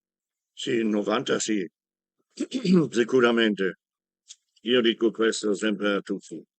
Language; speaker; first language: Italian; non-native, learner; German